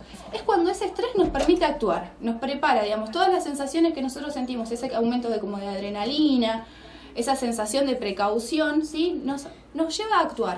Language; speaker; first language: Spanish; native; Spanish